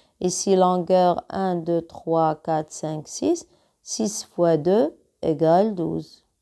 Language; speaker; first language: French; non-native, local second language; Arabic